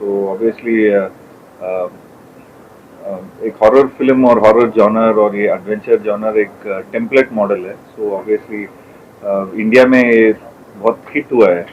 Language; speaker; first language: Hindi; non-native, local second language; Tamil